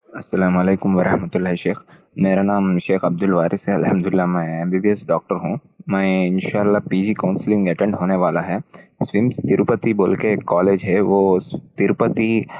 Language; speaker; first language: Hindi; native; Hindi